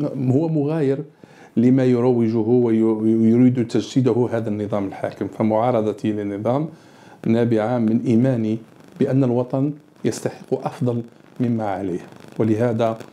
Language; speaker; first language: Arabic; native; Arabic